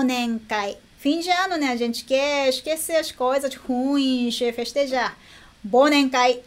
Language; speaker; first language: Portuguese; non-native, fluent; Japanese